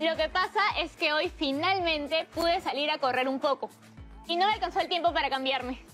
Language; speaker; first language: Spanish; native; Spanish